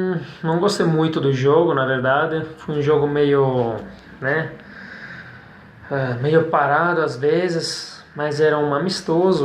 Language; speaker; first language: Portuguese; non-native, fluent; Italian